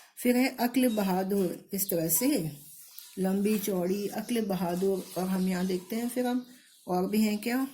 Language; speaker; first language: Hindi; native; Hindi